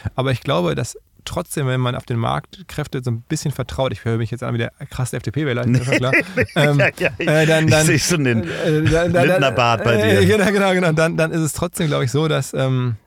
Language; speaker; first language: German; native; German